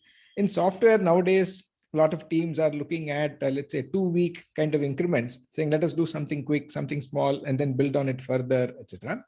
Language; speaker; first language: English; non-native, local second language; Tamil